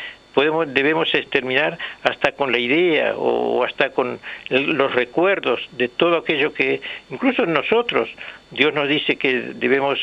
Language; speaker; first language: Spanish; native; Spanish